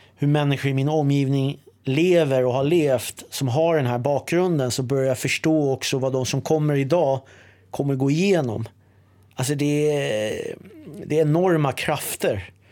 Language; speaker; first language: Swedish; native; Swedish